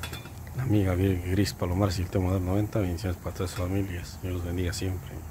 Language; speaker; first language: Spanish; native; Spanish